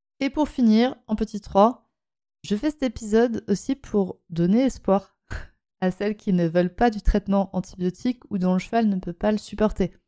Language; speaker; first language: French; native; French